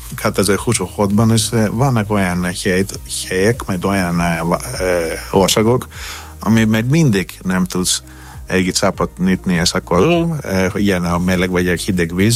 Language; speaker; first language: Hungarian; non-native, learner; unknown